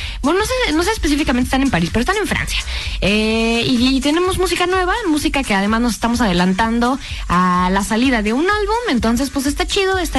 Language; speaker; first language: Spanish; native; Spanish